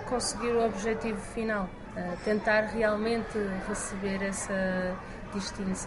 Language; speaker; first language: Portuguese; native; Portuguese